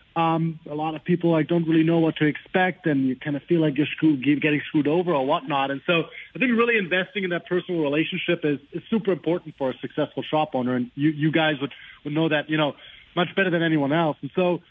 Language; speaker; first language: English; non-native, fluent; German